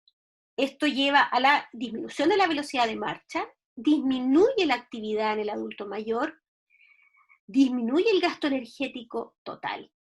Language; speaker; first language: Spanish; native; Spanish